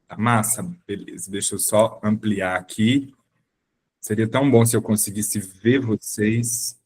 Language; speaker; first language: Portuguese; native; Portuguese